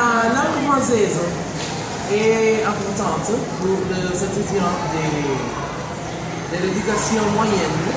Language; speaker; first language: French; non-native, fluent; Spanish